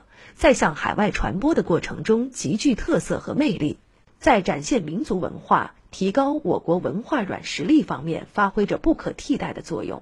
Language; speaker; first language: Chinese; native; Chinese